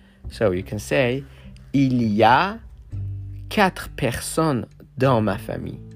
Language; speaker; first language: French; non-native, fluent; Persian